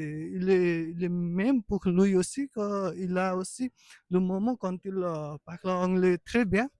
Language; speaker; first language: French; non-native, learner; Nepali